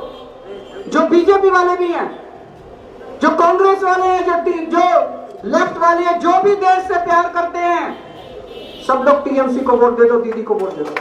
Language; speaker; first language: Hindi; native; Hindi